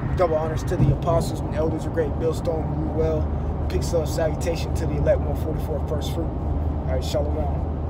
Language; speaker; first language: English; native; English